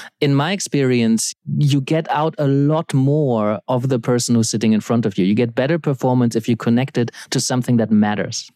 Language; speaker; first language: English; non-native, fluent; German